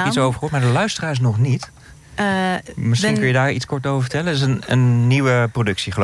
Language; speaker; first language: Dutch; native; Dutch